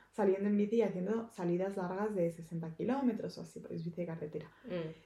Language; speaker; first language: Spanish; native; Spanish